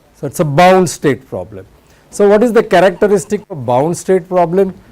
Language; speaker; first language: English; non-native, local second language; Marathi